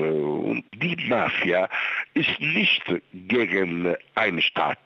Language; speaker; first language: German; non-native, fluent; Italian